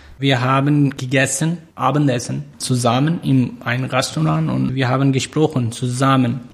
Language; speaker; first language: German; non-native, learner; Pashto